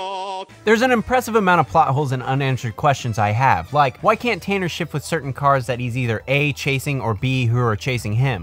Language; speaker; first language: English; native; English